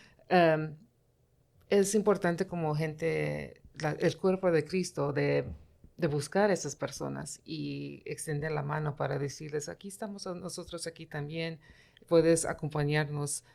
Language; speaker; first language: Spanish; early bilingual, heritage; Spanish